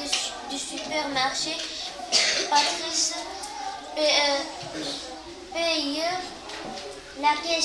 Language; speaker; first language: French; non-native, learner; Arabic